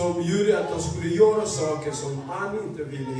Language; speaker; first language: Swedish; non-native, fluent; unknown